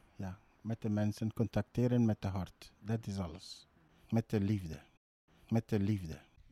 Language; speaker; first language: Dutch; non-native, learner; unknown